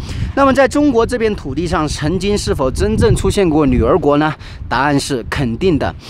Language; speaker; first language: Chinese; native; Chinese